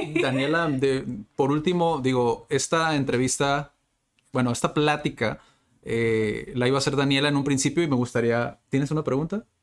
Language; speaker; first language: Spanish; native; Spanish